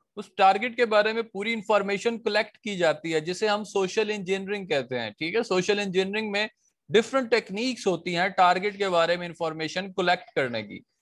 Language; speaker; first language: Urdu; non-native, local second language; Punjabi